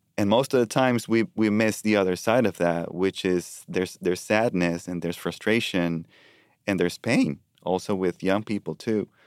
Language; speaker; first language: English; non-native, fluent; Spanish